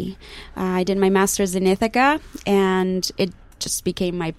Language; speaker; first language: English; non-native, fluent; Spanish